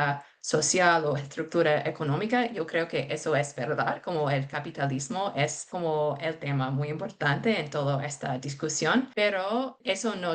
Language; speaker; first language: Spanish; non-native, fluent; English